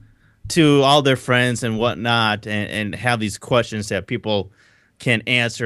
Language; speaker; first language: English; native; English